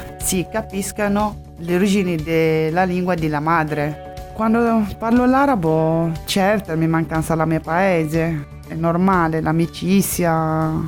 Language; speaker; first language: Italian; non-native, learner; Arabic